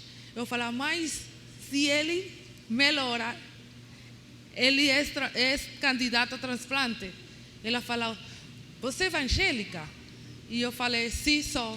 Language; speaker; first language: Portuguese; non-native, learner; Spanish